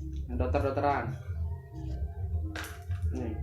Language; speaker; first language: Indonesian; non-native, local second language; Javanese